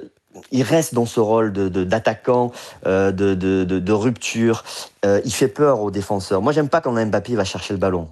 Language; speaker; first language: French; native; French